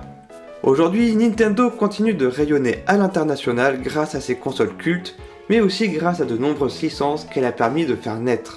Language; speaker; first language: French; native; French